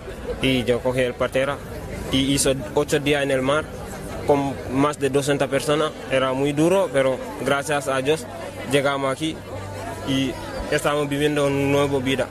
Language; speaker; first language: Spanish; non-native, learner; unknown